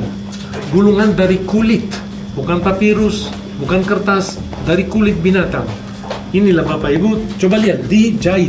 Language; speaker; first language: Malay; non-native, fluent; Hebrew